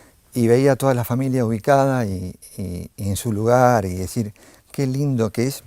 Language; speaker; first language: Spanish; native; Spanish